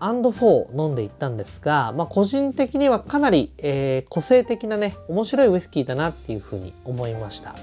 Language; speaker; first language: Japanese; native; Japanese